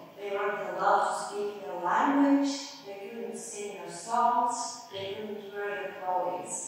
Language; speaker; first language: English; non-native, fluent; Norwegian